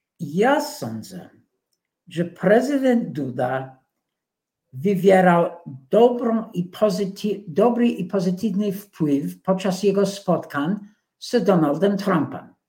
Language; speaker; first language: Polish; non-native, fluent; English